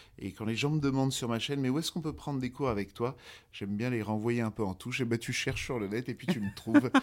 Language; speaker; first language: French; native; French